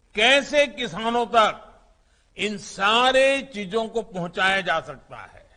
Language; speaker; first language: Hindi; non-native, local second language; Gujarati